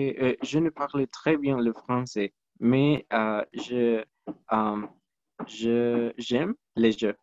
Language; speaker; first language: French; non-native, learner; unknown